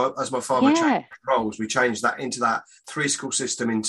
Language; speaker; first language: English; native; English